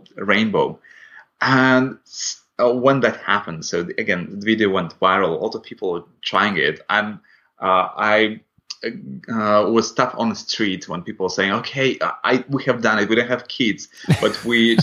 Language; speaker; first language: English; non-native, fluent; Russian